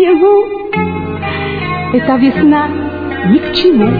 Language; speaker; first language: Russian; non-native, learner; Italian